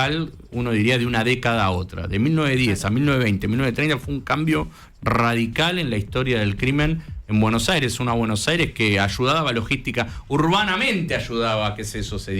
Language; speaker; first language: Spanish; native; Spanish